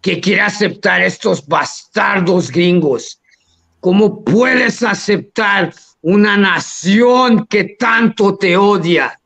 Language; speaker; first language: Spanish; early bilingual, heritage; Spanish